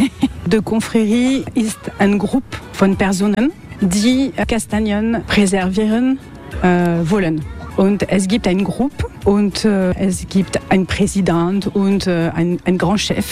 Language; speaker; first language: German; non-native, learner; French